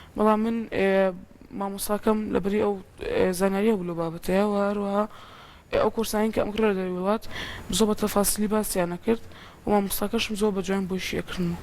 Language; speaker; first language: Central Kurdish; native; Central Kurdish